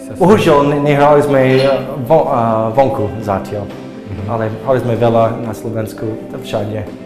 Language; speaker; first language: Slovak; non-native, learner; English